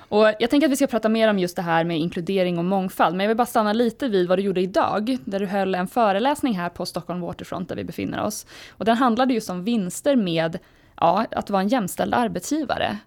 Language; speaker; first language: Swedish; native; Swedish